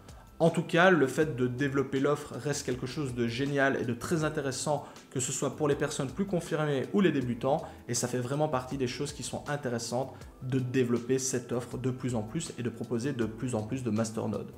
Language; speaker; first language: French; native; French